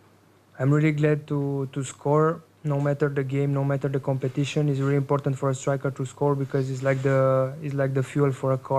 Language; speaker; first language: English; non-native, fluent; French